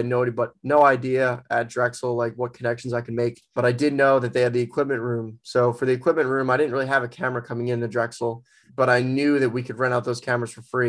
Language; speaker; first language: English; native; English